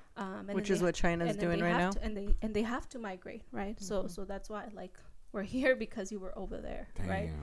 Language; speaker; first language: English; early bilingual, other home language; Spanish